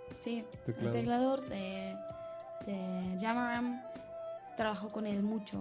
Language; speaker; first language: Spanish; non-native, learner; English